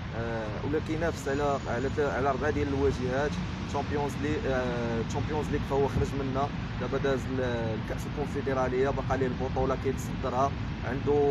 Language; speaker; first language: Arabic; native; Arabic